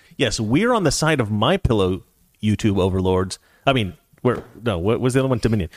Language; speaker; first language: English; native; English